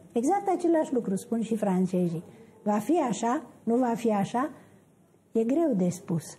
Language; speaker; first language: Romanian; native; Romanian